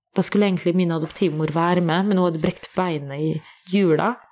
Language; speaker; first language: Norwegian; native; Norwegian